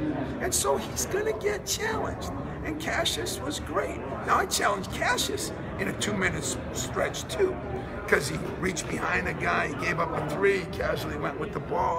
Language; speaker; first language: English; native; English